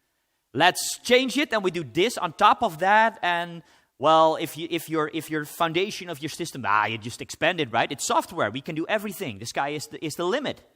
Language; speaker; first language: English; non-native, fluent; Dutch